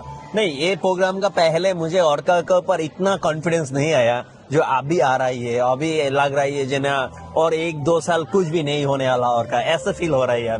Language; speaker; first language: Hindi; non-native, fluent; Bangla